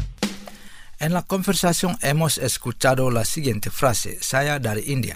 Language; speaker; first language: Spanish; non-native, fluent; Indonesian